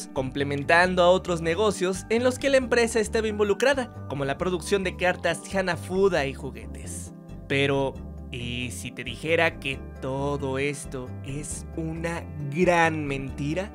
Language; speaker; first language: Spanish; native; Spanish